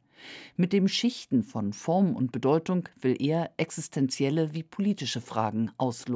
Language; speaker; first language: German; native; German